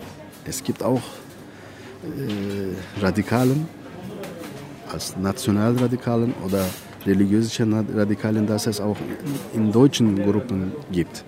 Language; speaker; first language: German; non-native, learner; Turkish